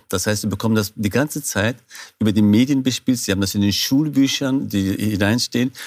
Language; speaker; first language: German; non-native, fluent; Kurdish